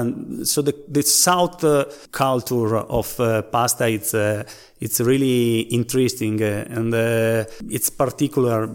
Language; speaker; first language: English; non-native, learner; Italian